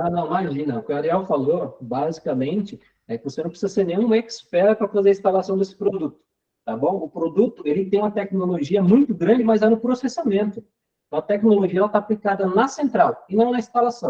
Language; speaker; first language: Portuguese; native; Portuguese